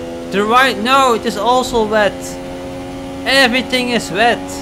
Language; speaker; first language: English; non-native, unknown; Dutch